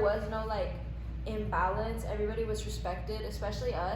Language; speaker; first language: English; native; English